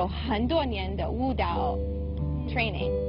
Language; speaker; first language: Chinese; early bilingual, heritage; Chinese